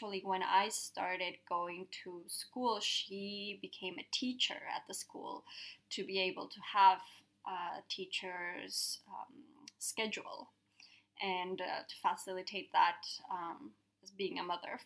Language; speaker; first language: English; non-native, fluent; Spanish